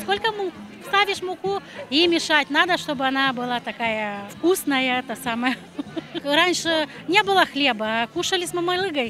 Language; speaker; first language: Russian; non-native, local second language; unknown